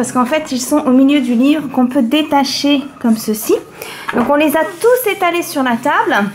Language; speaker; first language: French; native; French